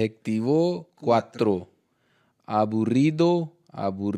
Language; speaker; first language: Spanish; non-native, learner; Hindi